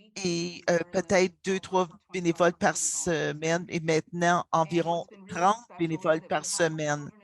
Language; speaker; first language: French; non-native, local second language; English